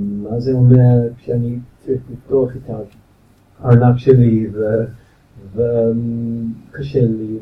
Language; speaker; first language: Hebrew; non-native, fluent; English